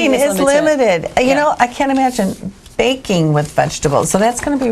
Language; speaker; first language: English; native; English